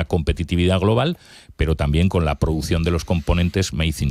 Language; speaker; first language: Spanish; native; Spanish